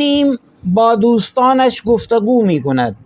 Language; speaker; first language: Persian; non-native, fluent; Urdu